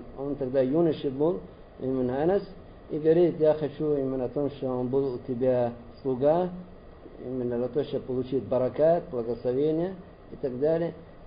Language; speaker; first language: Russian; non-native, learner; Arabic